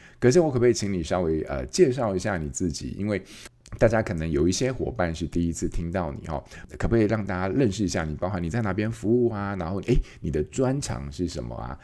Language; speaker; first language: Chinese; native; Chinese